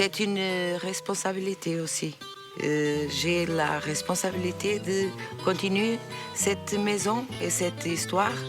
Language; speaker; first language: French; non-native, local second language; Portuguese